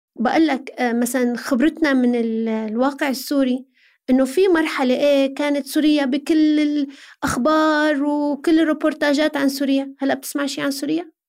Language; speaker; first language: Arabic; native; Arabic